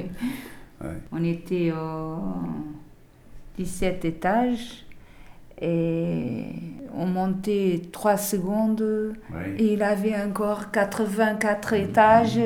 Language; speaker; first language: French; non-native, learner; Portuguese